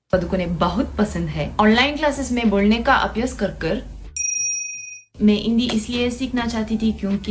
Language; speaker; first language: Hindi; non-native, learner; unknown